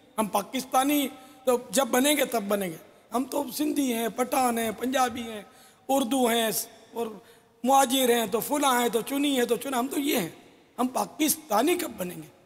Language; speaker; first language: Urdu; non-native, local second language; Memoni